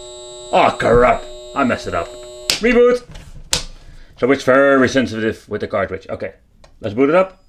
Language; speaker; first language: English; non-native, fluent; Dutch